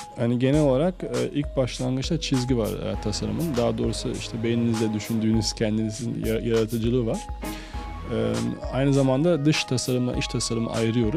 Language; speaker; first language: Turkish; native; Turkish